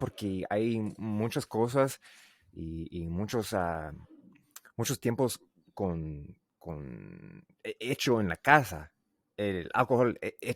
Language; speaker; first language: Spanish; non-native, learner; English